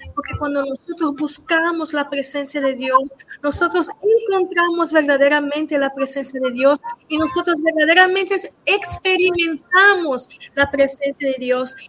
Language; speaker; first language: Spanish; early bilingual, other home language; Portuguese